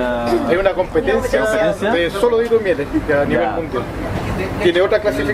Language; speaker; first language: Spanish; native; Spanish